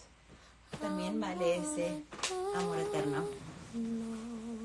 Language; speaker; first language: Spanish; early bilingual, heritage; Spanish